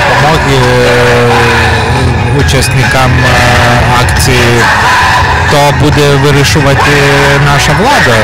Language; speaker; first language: Ukrainian; non-native, fluent; Lithuanian